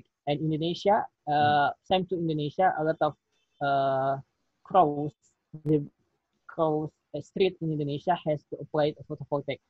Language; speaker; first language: English; non-native, learner; Indonesian